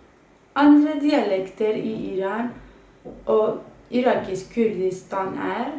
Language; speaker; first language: Norwegian; non-native, fluent; Kurdish